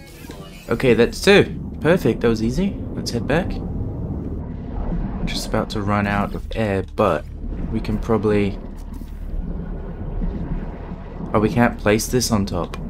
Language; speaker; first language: English; native; English